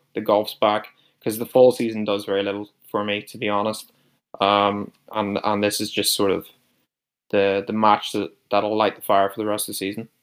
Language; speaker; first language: English; native; English